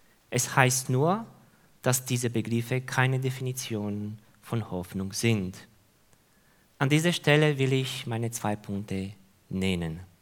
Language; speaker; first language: German; non-native, fluent; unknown